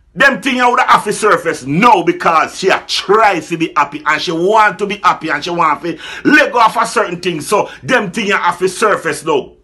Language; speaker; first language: English; non-native, local second language; Jamaican Creole English